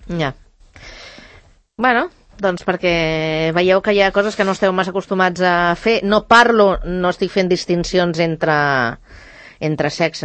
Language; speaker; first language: Catalan; native; Catalan